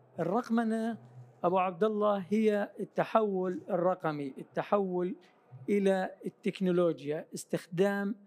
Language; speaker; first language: Arabic; native; Arabic